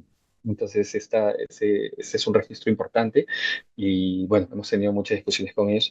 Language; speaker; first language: Spanish; native; Spanish